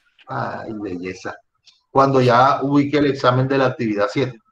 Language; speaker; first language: Spanish; native; Spanish